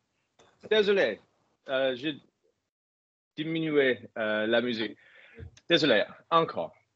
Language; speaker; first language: French; non-native, learner; English